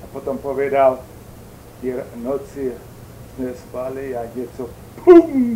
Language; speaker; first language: Czech; early bilingual, heritage; Czech